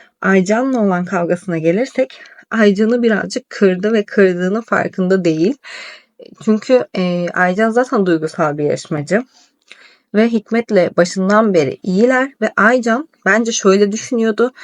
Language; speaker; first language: Turkish; native; Turkish